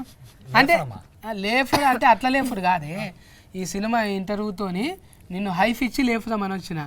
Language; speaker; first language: Telugu; native; Telugu